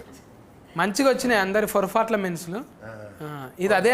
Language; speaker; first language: Telugu; native; Telugu